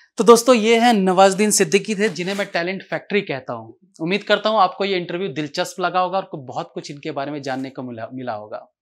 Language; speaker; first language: Hindi; native; Hindi